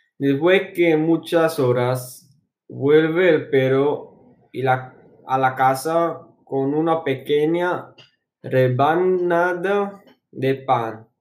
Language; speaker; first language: Spanish; non-native, learner; English